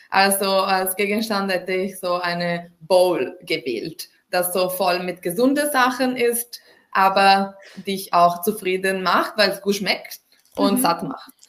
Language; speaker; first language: German; non-native, fluent; Italian